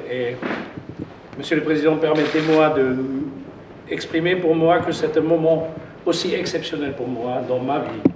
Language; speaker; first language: French; non-native, fluent; German